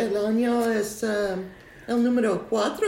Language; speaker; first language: Spanish; non-native, learner; English